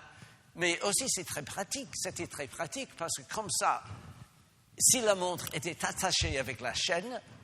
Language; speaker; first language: French; non-native, fluent; English